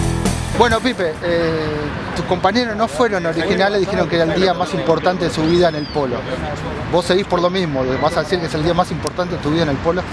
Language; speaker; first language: Spanish; native; Spanish